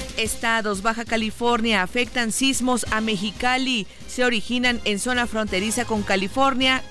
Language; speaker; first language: Spanish; native; Spanish